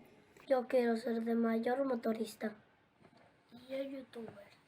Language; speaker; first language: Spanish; non-native, local second language; Galician